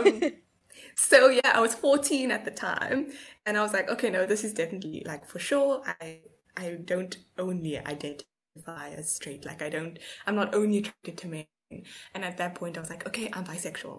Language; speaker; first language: English; native; English